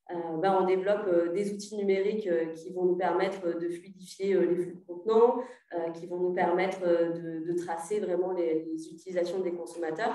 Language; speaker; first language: French; native; French